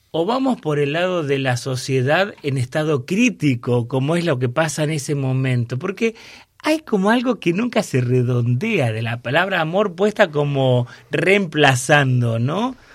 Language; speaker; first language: Spanish; native; Spanish